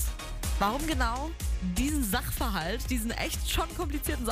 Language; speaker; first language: German; native; German